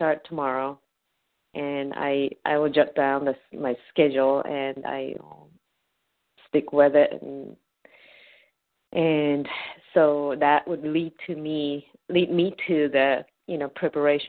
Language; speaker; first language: English; non-native, fluent; Japanese